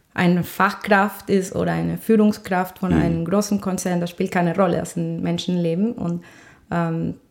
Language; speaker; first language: German; non-native, fluent; Spanish